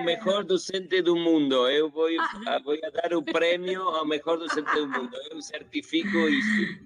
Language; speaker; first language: Portuguese; non-native, learner; Spanish